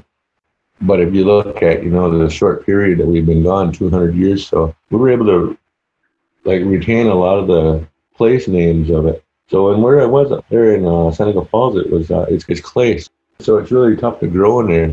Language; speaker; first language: English; native; English